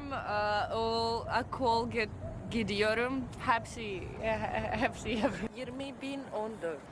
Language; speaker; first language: Turkish; non-native, learner; Russian